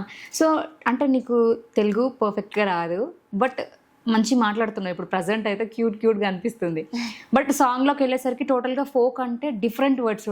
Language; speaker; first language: Telugu; native; Telugu